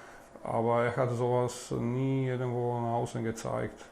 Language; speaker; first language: German; non-native, fluent; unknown